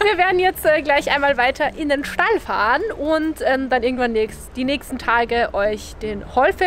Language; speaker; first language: German; native; German